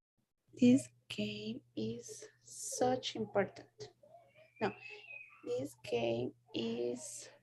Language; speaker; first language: English; non-native, learner; Spanish